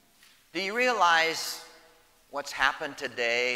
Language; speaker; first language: English; native; English